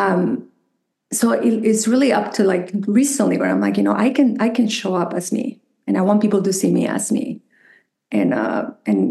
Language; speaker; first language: English; non-native, fluent; Spanish